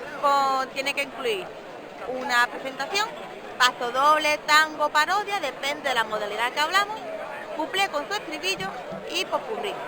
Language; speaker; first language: Spanish; native; Spanish